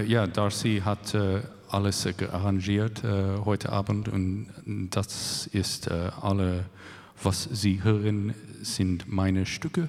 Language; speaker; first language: German; non-native, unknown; English